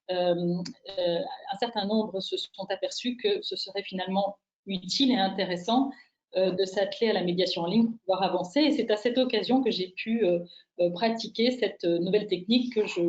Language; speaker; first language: French; native; French